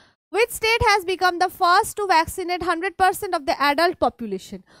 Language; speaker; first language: English; non-native, local second language; Bangla